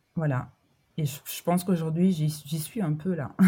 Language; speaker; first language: French; early bilingual, other home language; Albanian